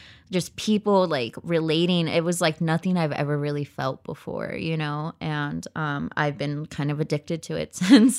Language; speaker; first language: English; early bilingual, other home language; Spanish